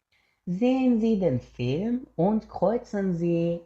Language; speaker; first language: German; non-native, fluent; Persian